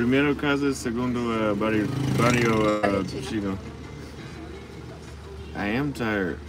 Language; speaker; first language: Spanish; non-native, learner; English